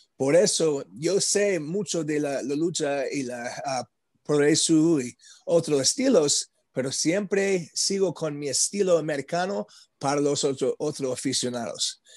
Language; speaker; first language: Spanish; non-native, learner; English